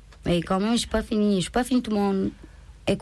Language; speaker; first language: French; non-native, learner; Romanian